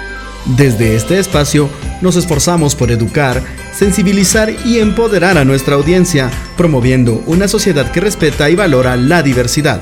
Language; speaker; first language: Spanish; native; Spanish